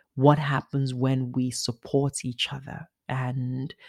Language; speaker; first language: English; non-native, local second language; Igbo